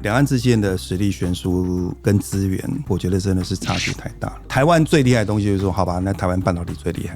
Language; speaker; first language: Chinese; native; Chinese